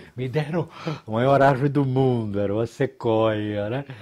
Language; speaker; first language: Portuguese; native; Portuguese